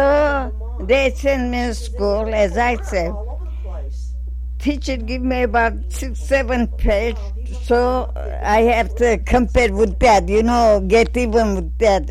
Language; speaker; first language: English; non-native, learner; Armenian